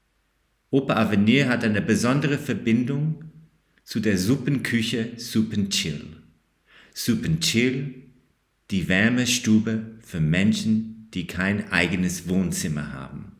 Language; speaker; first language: German; non-native, fluent; English